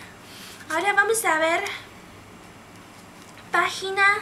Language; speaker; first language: Spanish; non-native, learner; Chinese